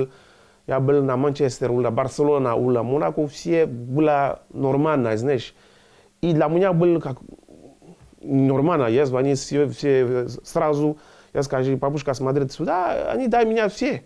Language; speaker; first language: Russian; non-native, learner; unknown